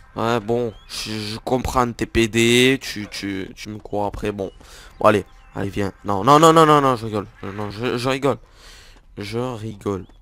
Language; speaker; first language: French; native; French